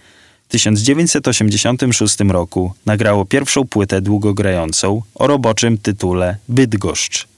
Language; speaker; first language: Polish; native; Polish